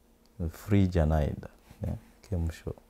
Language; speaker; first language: Japanese; non-native, learner; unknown